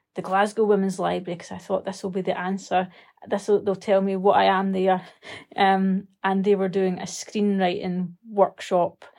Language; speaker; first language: English; native; English